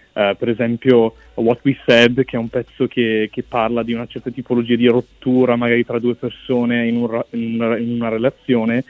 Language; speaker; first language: Italian; early bilingual, other home language; English